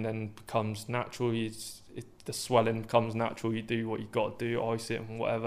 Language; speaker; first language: English; native; English